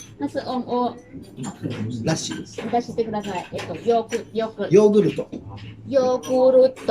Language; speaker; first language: Japanese; non-native, learner; Thai